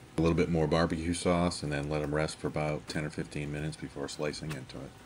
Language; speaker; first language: English; native; English